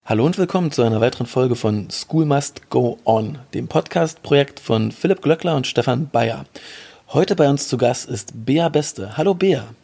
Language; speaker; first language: German; native; German